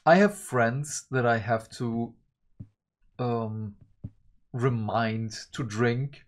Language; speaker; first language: English; early bilingual, other home language; Turkish